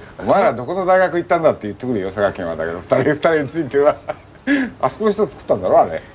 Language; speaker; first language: Japanese; native; Japanese